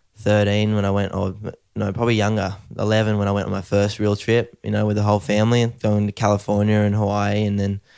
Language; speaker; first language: English; native; English